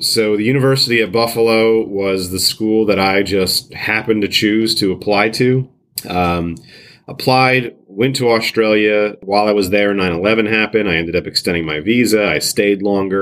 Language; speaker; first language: English; native; English